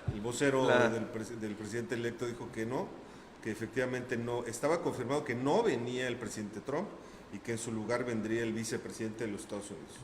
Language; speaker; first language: Spanish; native; Spanish